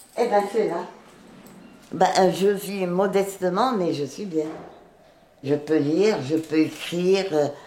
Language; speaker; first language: French; native; French